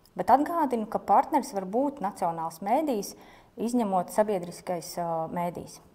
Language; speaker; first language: Latvian; native; Latvian